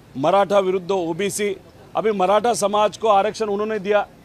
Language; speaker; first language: Hindi; non-native, local second language; Marathi